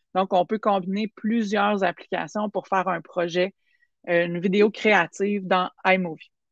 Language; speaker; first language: French; native; French